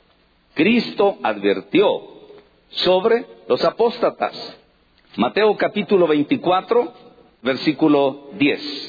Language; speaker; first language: Spanish; native; Spanish